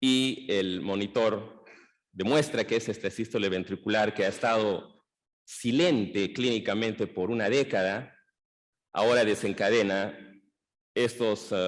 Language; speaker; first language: Spanish; native; Spanish